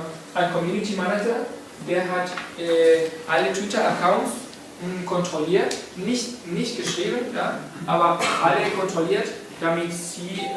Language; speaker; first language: German; non-native, fluent; Spanish